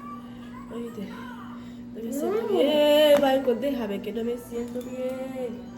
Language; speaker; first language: Spanish; non-native, fluent; Haitian Creole